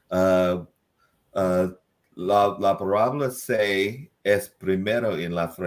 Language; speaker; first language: Spanish; non-native, learner; English